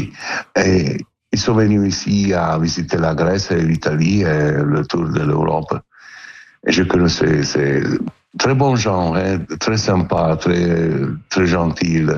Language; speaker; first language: French; non-native, learner; Italian